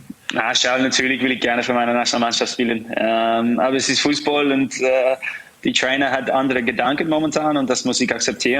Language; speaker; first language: German; non-native, fluent; English